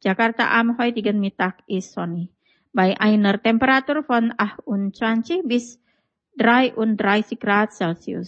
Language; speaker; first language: German; non-native, fluent; Indonesian